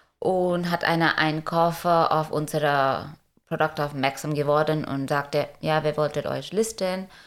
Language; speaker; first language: German; non-native, learner; Hindi